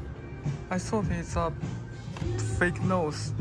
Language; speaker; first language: English; non-native, learner; Chinese